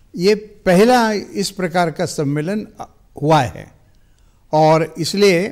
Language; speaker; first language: Hindi; non-native, local second language; Marathi